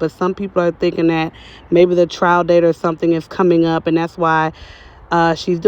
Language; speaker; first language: English; native; English